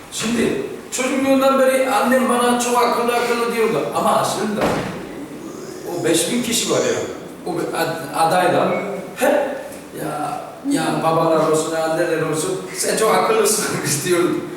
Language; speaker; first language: Turkish; non-native, fluent; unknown